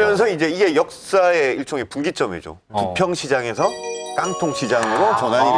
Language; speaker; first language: Korean; native; Korean